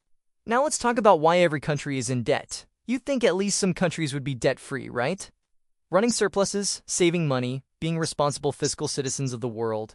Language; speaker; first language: English; native; English